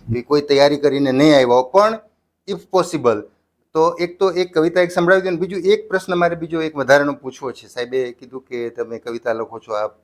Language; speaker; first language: Gujarati; native; Gujarati